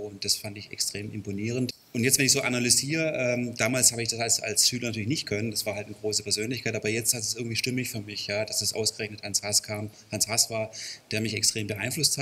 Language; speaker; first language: German; native; German